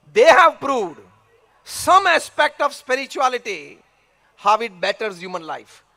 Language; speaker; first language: English; non-native, local second language; Gujarati